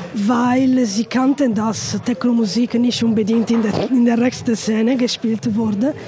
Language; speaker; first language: German; non-native, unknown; Italian